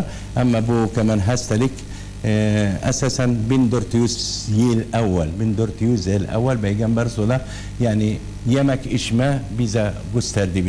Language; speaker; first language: Turkish; non-native, learner; Arabic